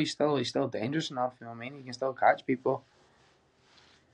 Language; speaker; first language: English; native; English